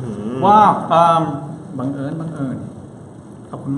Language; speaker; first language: Thai; early bilingual, other home language; Spanish